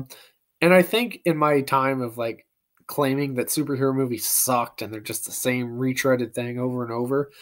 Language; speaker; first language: English; native; English